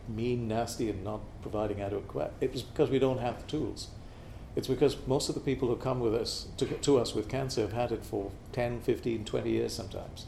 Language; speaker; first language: English; non-native, local second language; Tamil